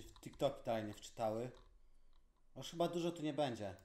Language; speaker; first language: Polish; native; Polish